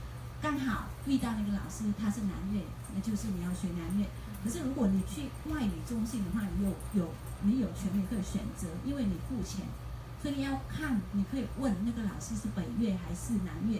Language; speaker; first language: Chinese; non-native, fluent; Vietnamese